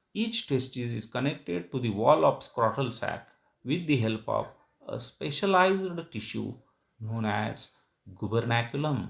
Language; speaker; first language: English; non-native, local second language; Marathi